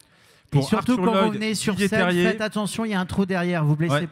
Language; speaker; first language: French; native; French